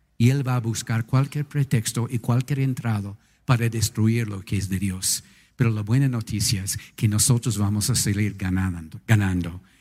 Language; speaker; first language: Spanish; non-native, fluent; English